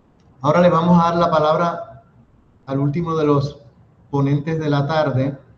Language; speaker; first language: Spanish; native; Spanish